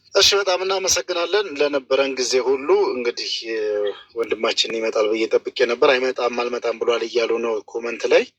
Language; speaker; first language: Amharic; native; Amharic